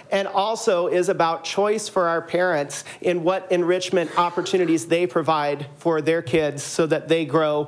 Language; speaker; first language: English; native; English